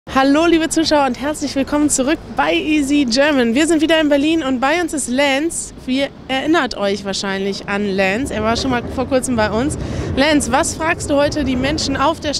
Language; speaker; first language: German; native; German